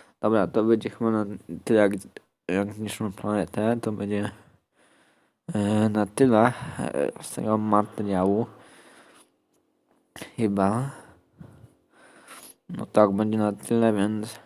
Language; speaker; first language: Polish; native; Polish